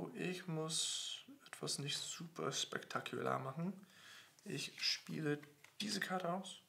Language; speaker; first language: German; non-native, fluent; English